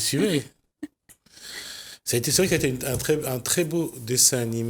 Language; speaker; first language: French; native; French